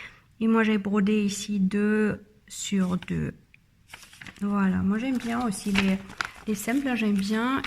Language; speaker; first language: French; non-native, learner; German